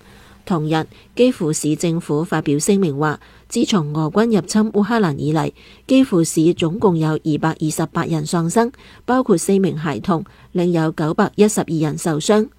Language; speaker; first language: Chinese; non-native, local second language; Cantonese